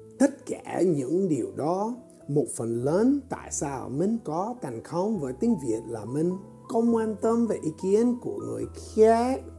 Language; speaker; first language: Vietnamese; non-native, fluent; English